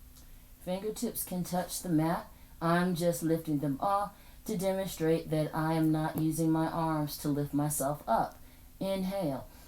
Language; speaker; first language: English; native; English